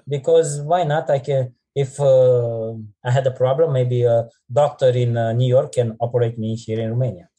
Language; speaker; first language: English; non-native, fluent; Romanian